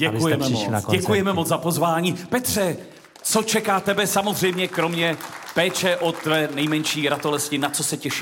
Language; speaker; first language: Czech; native; Czech